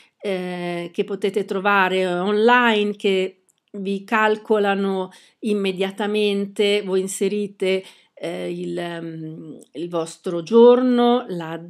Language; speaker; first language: Italian; native; Italian